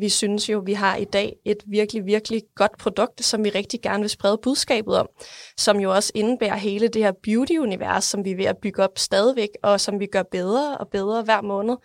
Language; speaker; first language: Danish; native; Danish